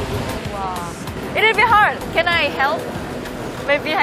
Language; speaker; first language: English; non-native, learner; Korean